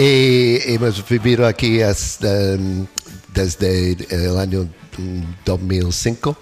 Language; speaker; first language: Spanish; non-native, learner; English